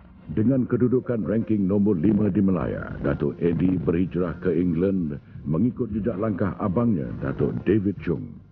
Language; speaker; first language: Malay; native; Malay